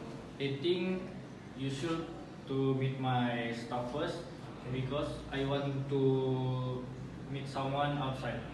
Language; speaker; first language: English; non-native, learner; Malay